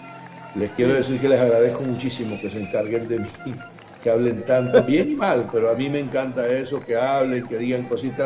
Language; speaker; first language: Spanish; native; Spanish